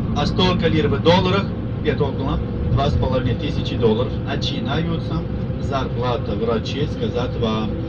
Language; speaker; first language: Russian; non-native, fluent; Turkish